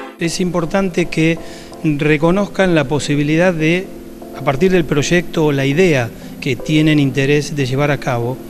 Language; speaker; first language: Spanish; native; Spanish